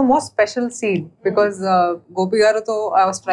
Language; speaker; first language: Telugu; non-native, learner; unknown